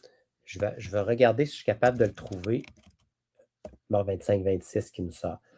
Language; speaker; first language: French; native; French